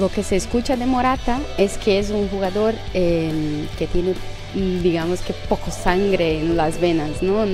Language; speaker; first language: Spanish; native; Spanish